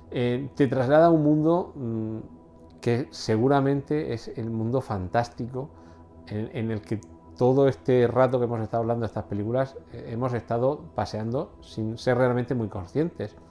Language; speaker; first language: Spanish; native; Spanish